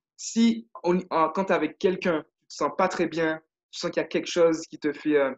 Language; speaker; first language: French; native; French